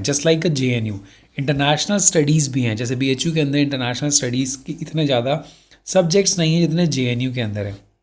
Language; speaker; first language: Hindi; native; Hindi